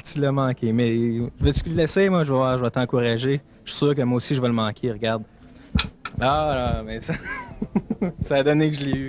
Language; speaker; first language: French; native; French